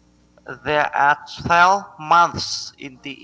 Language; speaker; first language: English; non-native, learner; Vietnamese